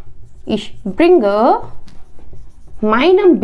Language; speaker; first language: German; non-native, fluent; Hindi